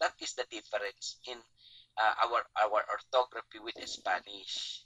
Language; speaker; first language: English; non-native, local second language; Chavacano